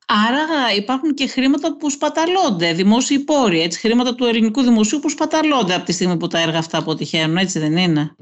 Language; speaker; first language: Greek; native; Greek